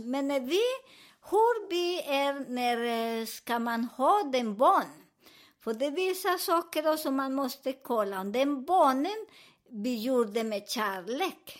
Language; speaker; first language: Swedish; non-native, learner; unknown